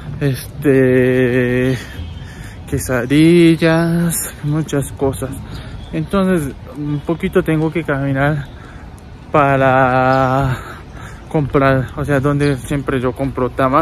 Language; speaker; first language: Spanish; non-native, learner; Japanese